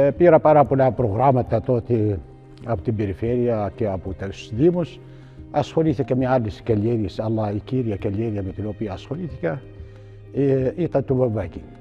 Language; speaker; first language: Greek; non-native, fluent; Arabic